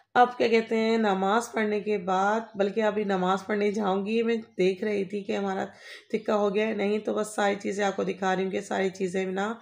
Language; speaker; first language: Urdu; native; Urdu